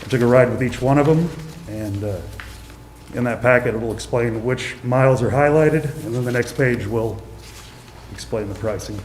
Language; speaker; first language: English; native; English